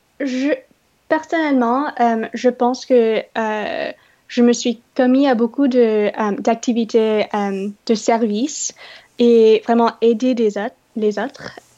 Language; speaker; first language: French; non-native, learner; English